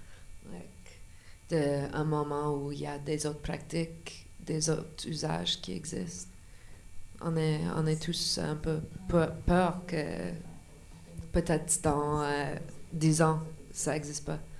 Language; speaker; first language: French; non-native, local second language; English